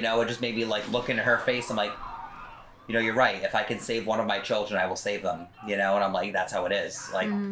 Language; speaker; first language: English; native; English